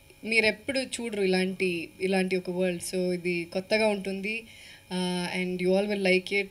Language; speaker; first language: Telugu; non-native, fluent; Malayalam